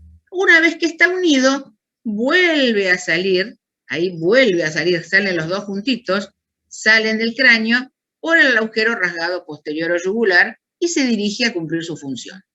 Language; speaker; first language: Spanish; native; Spanish